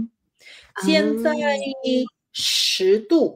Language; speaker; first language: Chinese; non-native, learner; Spanish